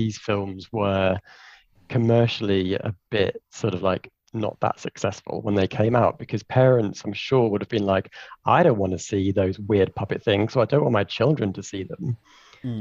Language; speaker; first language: English; native; English